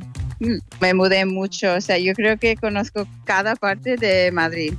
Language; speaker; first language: Spanish; non-native, fluent; English